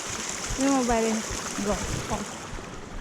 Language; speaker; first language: Norwegian; non-native, learner; Filipino